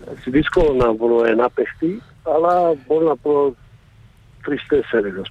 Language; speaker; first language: Greek; non-native, fluent; Slovak